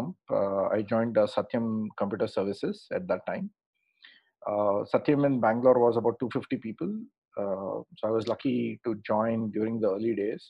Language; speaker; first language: English; non-native, local second language; Kannada